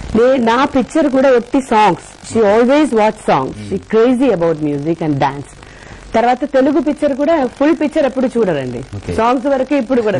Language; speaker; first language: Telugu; non-native, fluent; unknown